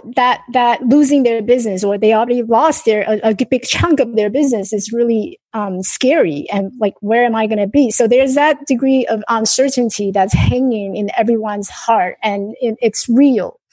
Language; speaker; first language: English; non-native, fluent; Chinese